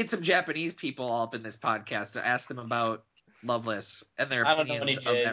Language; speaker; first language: English; native; English